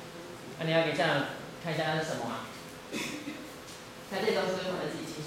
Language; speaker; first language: Chinese; native; Chinese